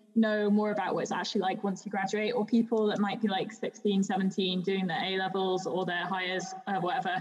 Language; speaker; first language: English; native; English